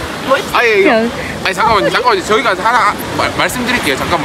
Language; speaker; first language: Korean; native; Korean